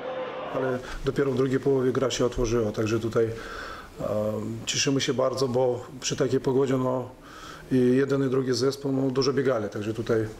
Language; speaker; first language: Polish; non-native, fluent; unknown